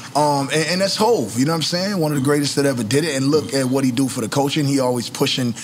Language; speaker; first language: English; native; English